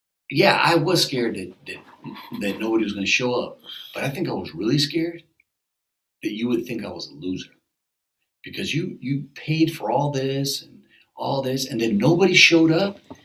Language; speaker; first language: English; early bilingual, other home language; Spanish